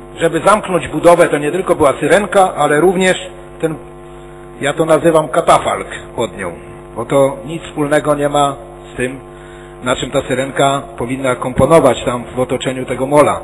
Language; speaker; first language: Polish; native; Polish